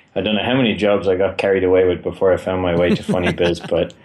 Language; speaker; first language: English; native; English